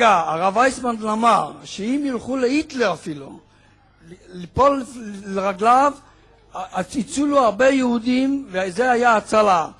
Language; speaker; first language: Hebrew; non-native, fluent; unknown